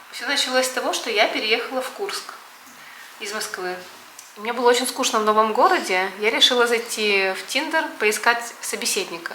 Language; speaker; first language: Russian; native; Russian